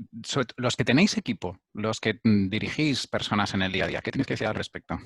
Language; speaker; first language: Spanish; native; Spanish